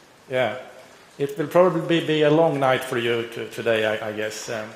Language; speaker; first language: English; non-native, fluent; Swedish